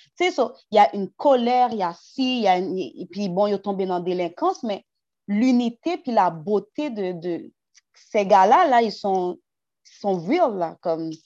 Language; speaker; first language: French; early bilingual, heritage; French